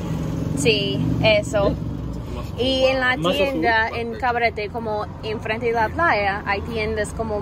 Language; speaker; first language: Spanish; non-native, learner; English